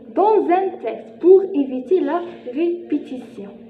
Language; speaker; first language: French; non-native, local second language; Arabic